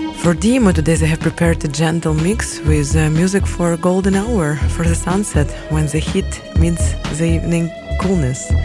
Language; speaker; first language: English; non-native, fluent; Ukrainian